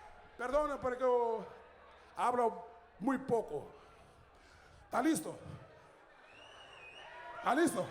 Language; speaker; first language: Spanish; non-native, learner; Portuguese